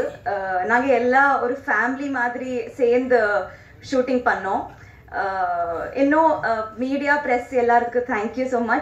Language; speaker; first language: Tamil; non-native, learner; Telugu